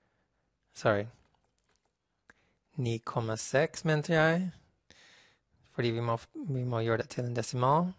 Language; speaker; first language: Norwegian; non-native, fluent; English